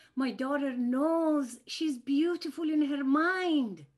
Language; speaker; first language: English; non-native, fluent; Persian